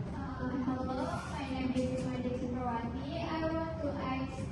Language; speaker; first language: English; non-native, learner; Indonesian